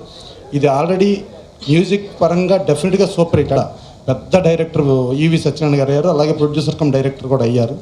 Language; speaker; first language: Telugu; native; Telugu